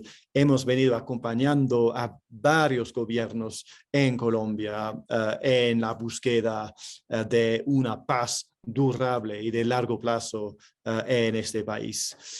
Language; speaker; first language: Spanish; non-native, fluent; English